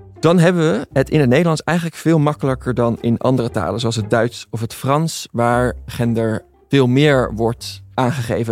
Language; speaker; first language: Dutch; native; Dutch